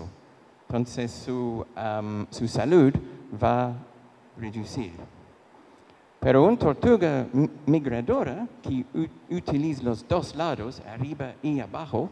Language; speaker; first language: Spanish; non-native, fluent; English